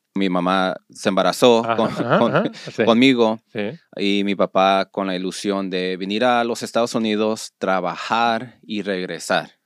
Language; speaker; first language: Spanish; early bilingual, heritage; Spanish